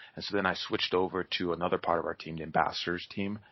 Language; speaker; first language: English; native; English